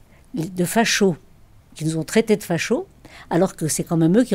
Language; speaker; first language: French; native; French